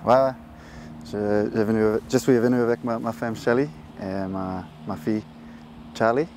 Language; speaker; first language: French; non-native, learner; English